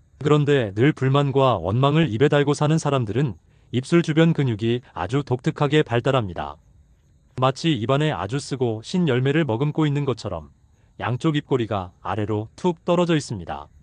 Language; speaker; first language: Korean; native; Korean